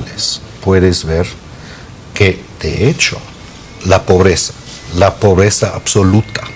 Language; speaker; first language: Spanish; non-native, fluent; German